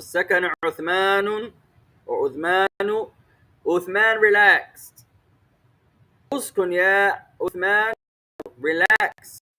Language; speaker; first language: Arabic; non-native, fluent; English